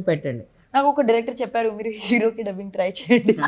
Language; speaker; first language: Telugu; non-native, learner; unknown